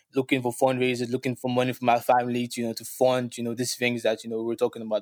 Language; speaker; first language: English; non-native, local second language; Yoruba